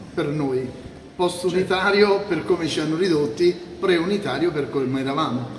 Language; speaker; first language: Italian; native; Italian